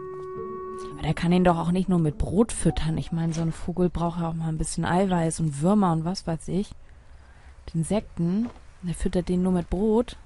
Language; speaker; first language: German; native; German